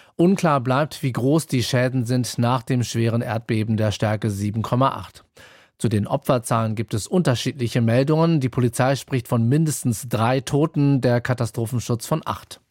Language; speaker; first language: German; native; German